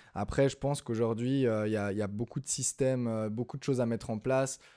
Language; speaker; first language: French; native; French